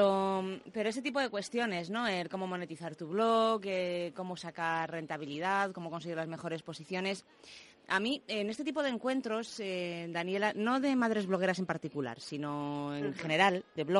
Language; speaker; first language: Spanish; native; Spanish